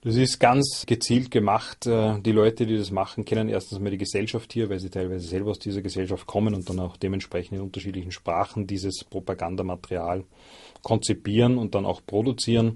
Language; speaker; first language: German; native; German